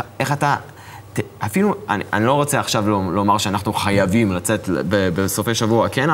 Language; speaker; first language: Hebrew; non-native, fluent; English